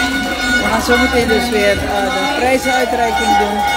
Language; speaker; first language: Dutch; native; Dutch